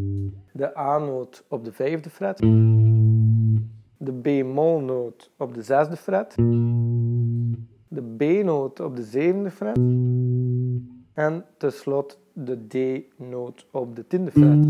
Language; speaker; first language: Dutch; native; Dutch